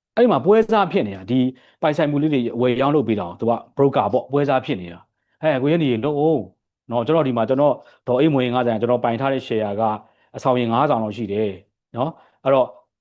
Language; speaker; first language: Burmese; native; Burmese